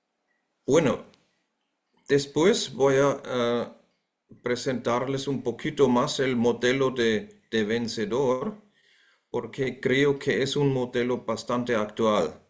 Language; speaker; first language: Spanish; non-native, fluent; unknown